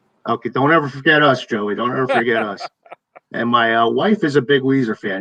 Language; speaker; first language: English; native; English